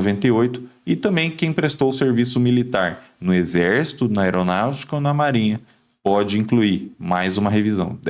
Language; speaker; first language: Portuguese; native; Portuguese